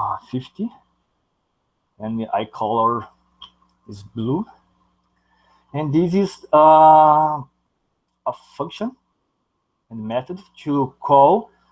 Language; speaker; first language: English; non-native, learner; Portuguese